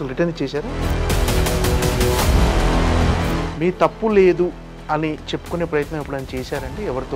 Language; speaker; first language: Telugu; native; Telugu